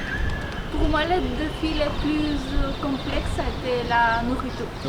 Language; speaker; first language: French; non-native, fluent; Spanish